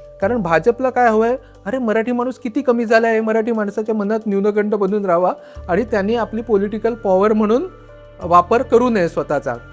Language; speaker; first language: Marathi; native; Marathi